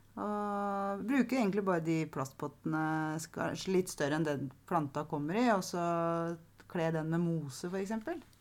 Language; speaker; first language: Norwegian; native; Norwegian